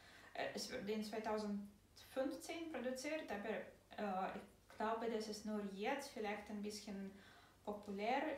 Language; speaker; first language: German; non-native, fluent; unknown